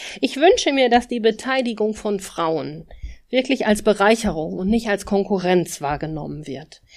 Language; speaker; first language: German; native; German